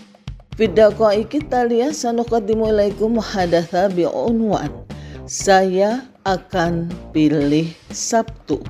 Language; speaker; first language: Arabic; non-native, fluent; Indonesian